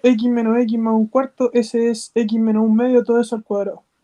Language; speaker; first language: Spanish; native; Spanish